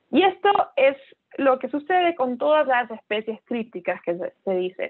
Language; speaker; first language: Spanish; native; Spanish